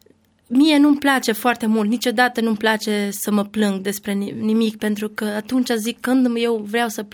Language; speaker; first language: Romanian; non-native, learner; Albanian